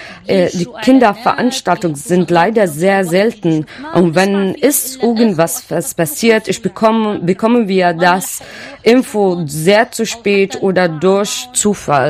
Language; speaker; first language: German; non-native, learner; Arabic